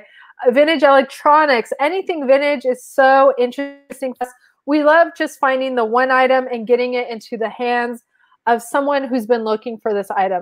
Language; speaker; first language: English; non-native, fluent; Spanish